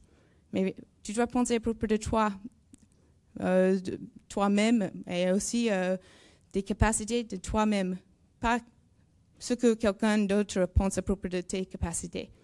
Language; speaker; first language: French; non-native, learner; English